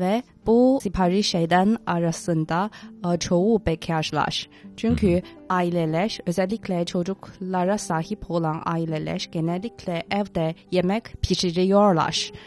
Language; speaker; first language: Turkish; non-native, fluent; Chinese